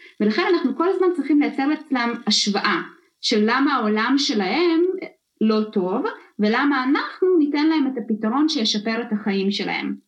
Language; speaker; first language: Hebrew; early bilingual, other home language; Russian